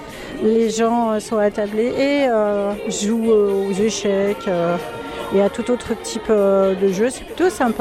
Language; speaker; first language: French; native; French